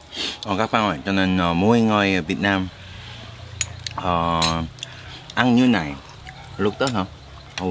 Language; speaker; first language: Vietnamese; non-native, learner; Korean